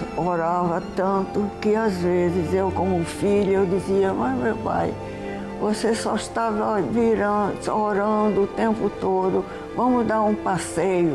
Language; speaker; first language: Portuguese; early bilingual, heritage; Portuguese